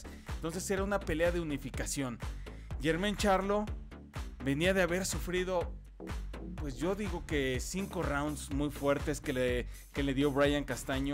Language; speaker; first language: Spanish; native; Spanish